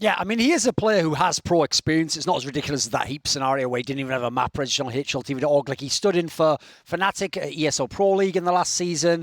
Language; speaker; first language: English; native; English